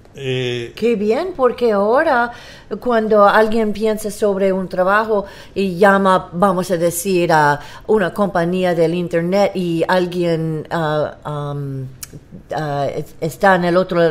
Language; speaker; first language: Spanish; non-native, learner; English